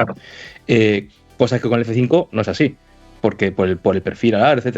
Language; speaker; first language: Spanish; native; Spanish